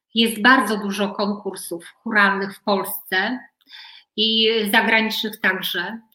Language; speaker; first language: Polish; native; Polish